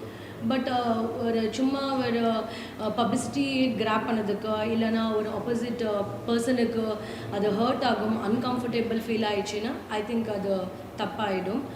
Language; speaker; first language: Tamil; non-native, learner; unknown